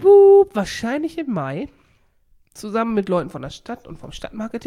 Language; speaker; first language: German; native; German